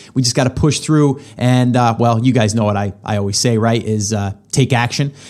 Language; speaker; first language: English; native; English